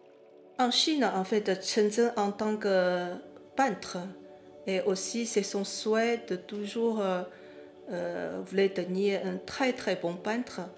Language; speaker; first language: French; non-native, fluent; Chinese